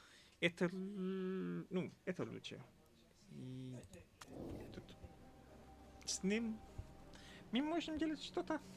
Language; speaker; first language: Russian; non-native, learner; English